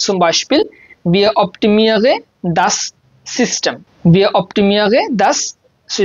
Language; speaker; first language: German; non-native, learner; Bangla